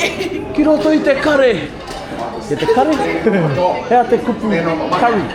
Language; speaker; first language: Māori; non-native, learner; English